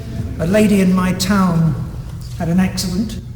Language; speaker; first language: English; native; English